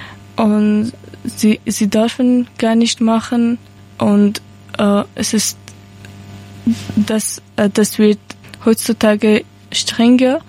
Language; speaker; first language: German; non-native, learner; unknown